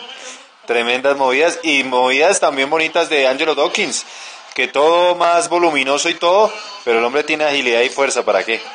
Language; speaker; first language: Spanish; native; Spanish